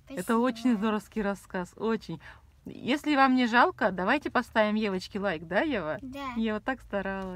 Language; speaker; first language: Russian; native; Russian